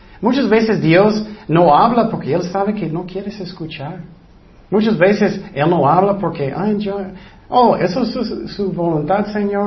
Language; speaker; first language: Spanish; non-native, fluent; English